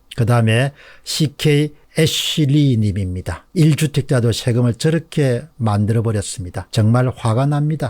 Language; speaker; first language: Korean; native; Korean